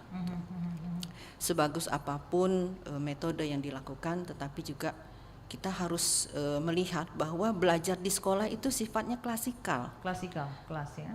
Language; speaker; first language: Indonesian; native; Indonesian